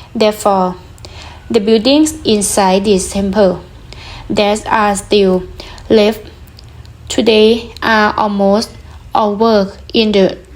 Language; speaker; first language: English; non-native, learner; Thai